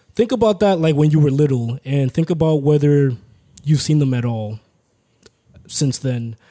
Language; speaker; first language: English; early bilingual, other home language; Spanish